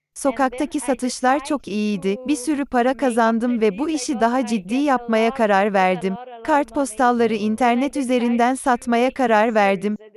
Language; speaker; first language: English; non-native, fluent; Portuguese